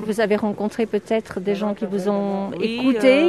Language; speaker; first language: French; native; French